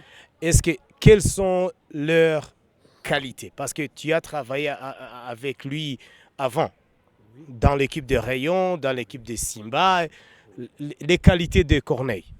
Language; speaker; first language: French; non-native, fluent; Kinyarwanda